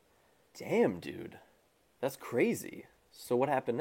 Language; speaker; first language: English; native; English